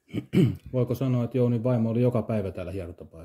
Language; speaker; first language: Finnish; native; Finnish